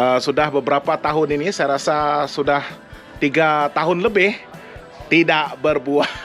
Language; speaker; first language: Malay; non-native, local second language; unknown